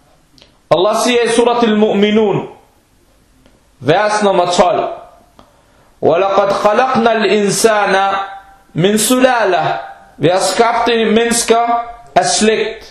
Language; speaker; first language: Danish; non-native, fluent; Arabic